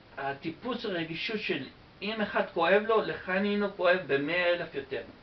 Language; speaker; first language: Hebrew; non-native, fluent; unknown